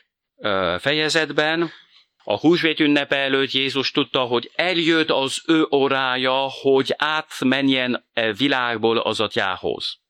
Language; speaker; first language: Hungarian; non-native, fluent; French